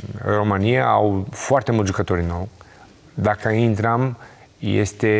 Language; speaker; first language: Romanian; non-native, learner; Portuguese